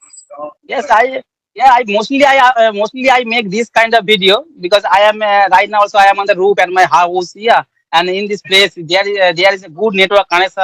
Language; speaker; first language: English; non-native, learner; Bangla